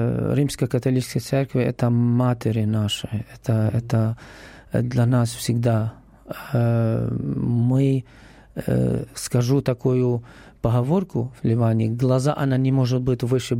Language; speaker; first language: Russian; non-native, learner; Arabic